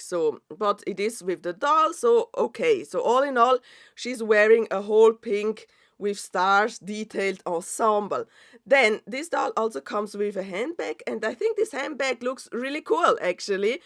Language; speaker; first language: English; non-native, fluent; German